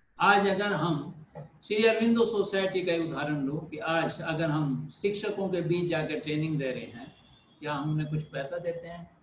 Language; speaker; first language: Hindi; native; Hindi